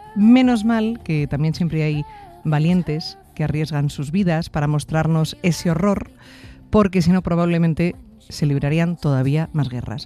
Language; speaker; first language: Spanish; native; Spanish